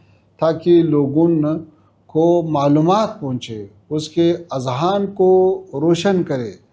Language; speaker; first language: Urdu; non-native, fluent; Pashto